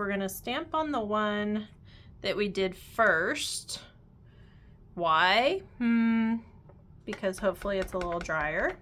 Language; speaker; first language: English; native; English